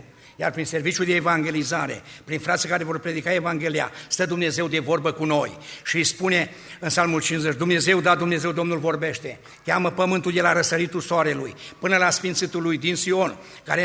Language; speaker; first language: Romanian; native; Romanian